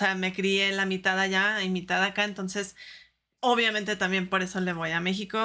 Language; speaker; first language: Spanish; early bilingual, heritage; Spanish